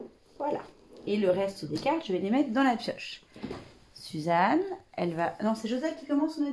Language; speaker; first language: French; native; French